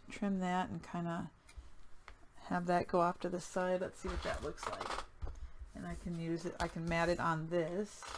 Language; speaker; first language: English; native; English